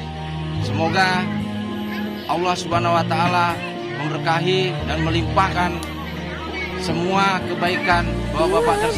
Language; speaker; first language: Indonesian; native; Indonesian